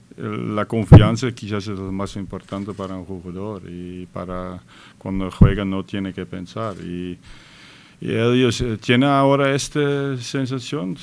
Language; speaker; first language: Spanish; non-native, fluent; Dutch